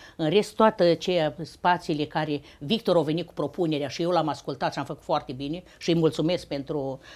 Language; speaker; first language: Romanian; native; Romanian